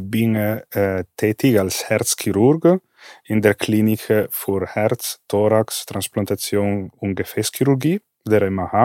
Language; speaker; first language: German; non-native, fluent; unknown